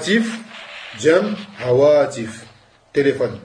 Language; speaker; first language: Arabic; non-native, fluent; French